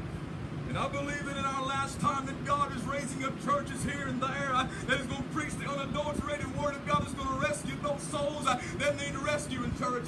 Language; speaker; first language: English; native; English